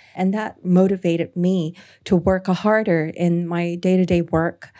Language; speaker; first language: English; non-native, local second language; Cantonese